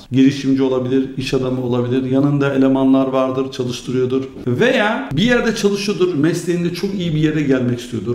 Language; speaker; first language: Turkish; early bilingual, heritage; Turkish